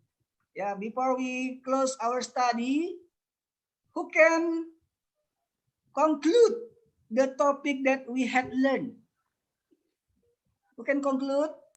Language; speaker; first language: English; non-native, learner; Indonesian